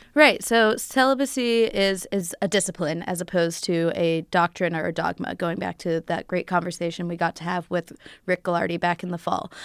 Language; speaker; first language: English; native; English